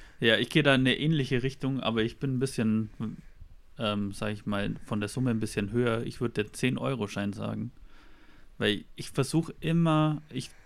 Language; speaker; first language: German; native; German